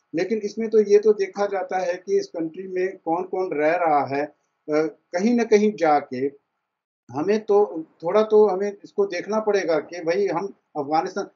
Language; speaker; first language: Hindi; early bilingual, heritage; Persian